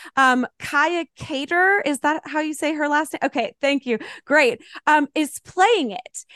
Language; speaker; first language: English; native; English